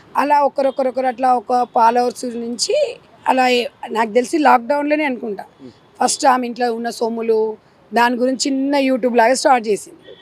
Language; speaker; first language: Telugu; native; Telugu